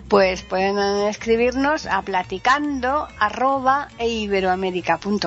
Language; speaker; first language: Spanish; native; Spanish